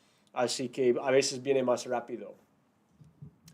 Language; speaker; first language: Spanish; non-native, fluent; English